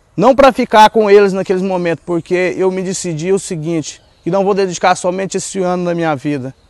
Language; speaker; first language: Portuguese; native; Portuguese